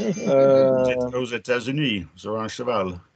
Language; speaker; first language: French; non-native, fluent; English